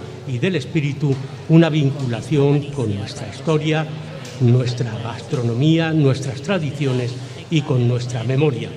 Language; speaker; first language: Spanish; native; Spanish